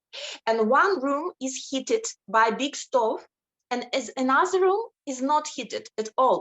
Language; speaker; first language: English; non-native, fluent; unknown